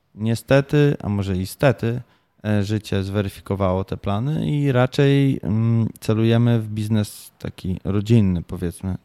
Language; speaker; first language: Polish; native; Polish